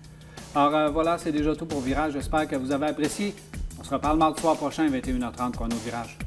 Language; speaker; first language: French; native; French